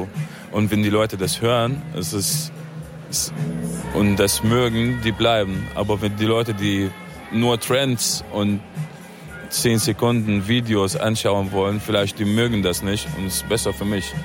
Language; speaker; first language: German; non-native, fluent; Arabic